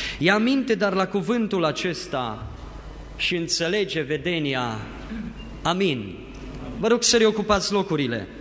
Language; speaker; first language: Romanian; native; Romanian